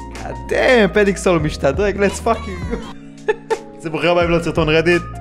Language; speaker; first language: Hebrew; native; Hebrew